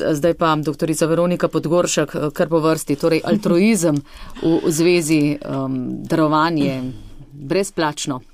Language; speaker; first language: Slovenian; native; Slovenian